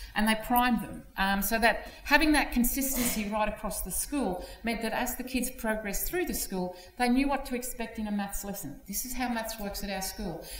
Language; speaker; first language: English; native; English